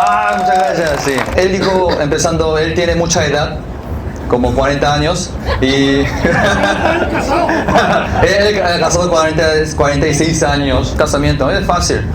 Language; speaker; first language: Spanish; non-native, fluent; Korean